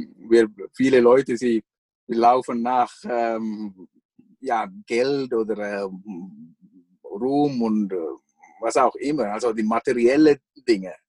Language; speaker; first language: German; non-native, fluent; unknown